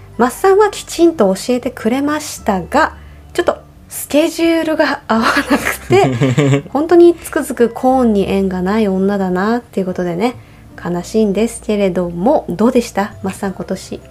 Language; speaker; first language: Japanese; native; Japanese